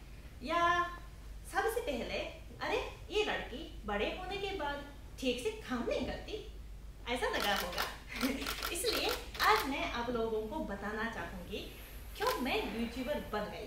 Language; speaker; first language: Hindi; non-native, fluent; Japanese